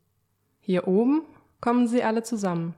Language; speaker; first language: German; native; German